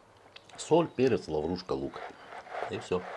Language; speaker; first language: Russian; native; Russian